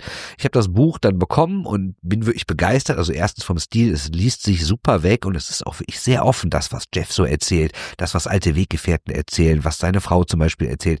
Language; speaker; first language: German; native; German